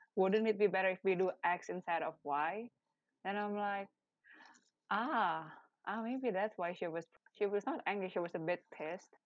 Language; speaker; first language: English; non-native, fluent; Indonesian